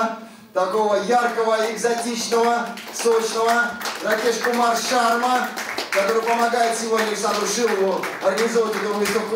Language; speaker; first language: Russian; native; Russian